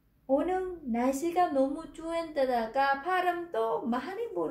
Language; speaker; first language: Korean; non-native, fluent; Vietnamese